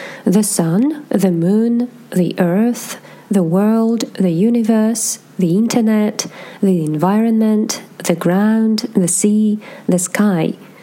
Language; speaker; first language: English; non-native, fluent; Russian